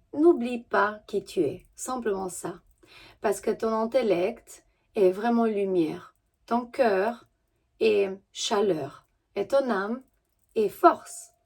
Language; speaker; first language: French; non-native, fluent; Romanian